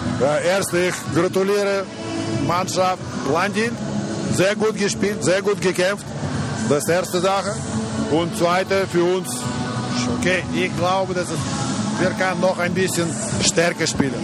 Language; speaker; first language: German; non-native, learner; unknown